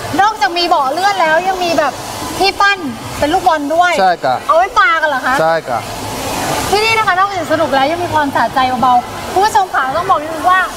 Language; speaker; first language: Thai; native; Thai